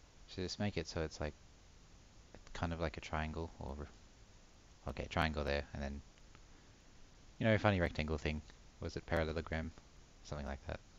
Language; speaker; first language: English; native; English